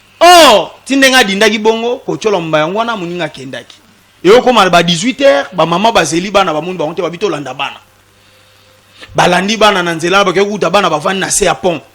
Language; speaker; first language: Lingala; non-native, local second language; Kongo